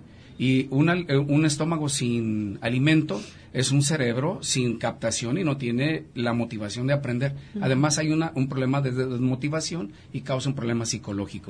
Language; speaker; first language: Spanish; native; Spanish